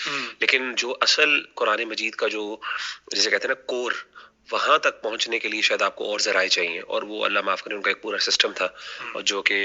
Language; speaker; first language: Urdu; native; Urdu